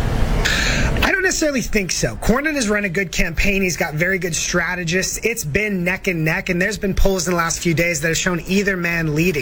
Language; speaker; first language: English; native; English